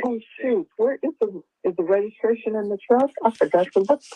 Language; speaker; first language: English; native; English